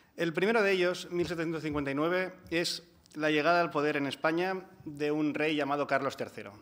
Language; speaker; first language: Spanish; non-native, local second language; Catalan